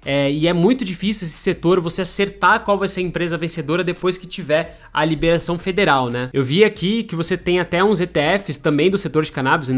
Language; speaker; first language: Portuguese; native; Portuguese